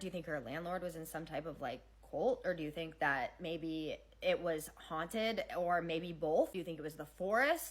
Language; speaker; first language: English; native; English